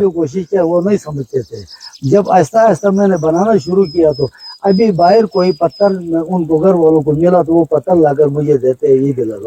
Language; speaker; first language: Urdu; non-native, local second language; Shina